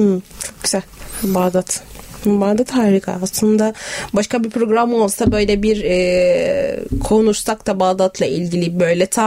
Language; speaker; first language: Turkish; non-native, fluent; Arabic